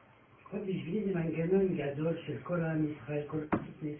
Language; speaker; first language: Hebrew; non-native, learner; French